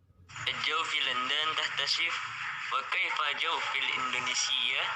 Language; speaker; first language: Arabic; non-native, learner; Indonesian